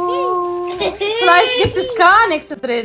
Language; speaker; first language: German; non-native, learner; Arabic